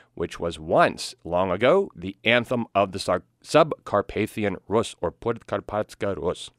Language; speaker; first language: English; native; English